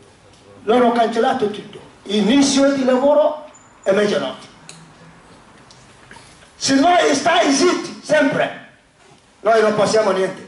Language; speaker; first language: Italian; non-native, learner; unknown